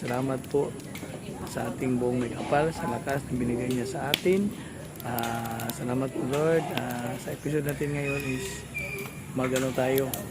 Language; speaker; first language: Filipino; non-native, local second language; Cebuano